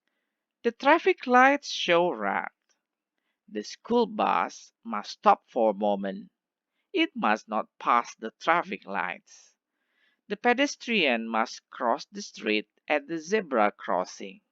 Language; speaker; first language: English; non-native, learner; Indonesian